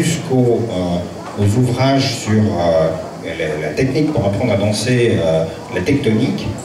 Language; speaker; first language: French; native; French